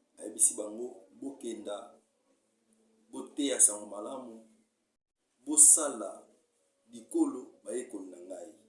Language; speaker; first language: Lingala; native; Lingala